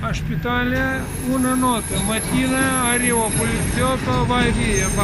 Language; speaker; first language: Italian; non-native, learner; Lithuanian